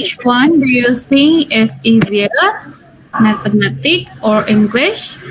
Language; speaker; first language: English; non-native, learner; Indonesian